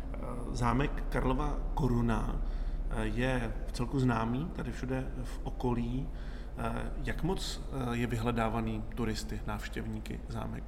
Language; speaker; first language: Czech; native; Czech